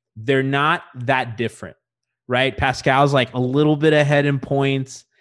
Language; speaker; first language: English; native; English